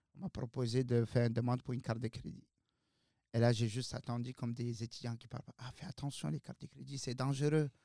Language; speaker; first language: French; non-native, local second language; Arabic